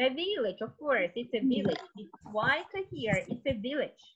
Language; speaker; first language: English; non-native, fluent; Russian